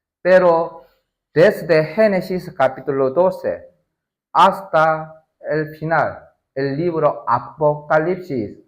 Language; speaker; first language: Spanish; non-native, learner; Korean